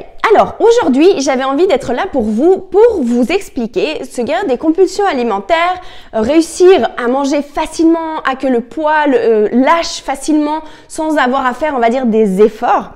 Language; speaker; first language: French; native; French